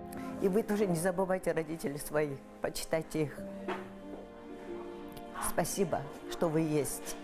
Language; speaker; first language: Russian; non-native, local second language; Korean